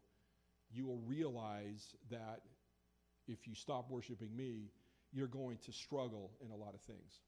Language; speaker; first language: English; native; English